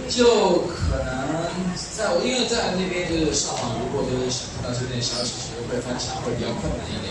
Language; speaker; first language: Chinese; native; Chinese